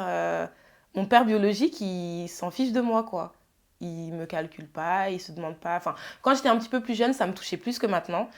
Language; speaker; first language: French; early bilingual, other home language; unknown